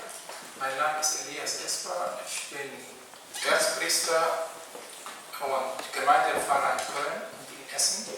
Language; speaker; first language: German; non-native, fluent; Arabic